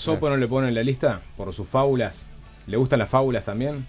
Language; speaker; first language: Spanish; native; Spanish